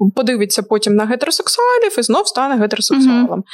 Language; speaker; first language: Ukrainian; non-native, local second language; Russian